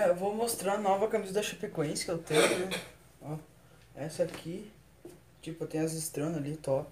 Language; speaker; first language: Portuguese; native; Portuguese